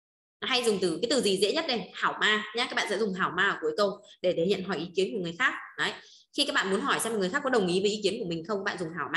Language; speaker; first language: Vietnamese; native; Vietnamese